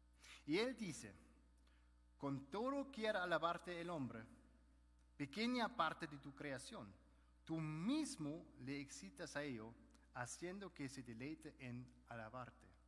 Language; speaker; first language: Spanish; non-native, fluent; German